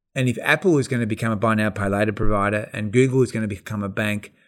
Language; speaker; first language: English; native; English